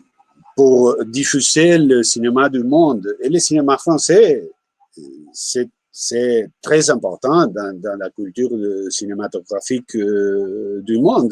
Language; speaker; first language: French; non-native, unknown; Spanish